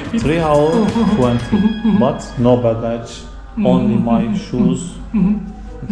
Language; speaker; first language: English; non-native, learner; Turkish